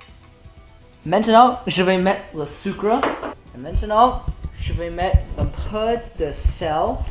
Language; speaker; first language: French; non-native, learner; English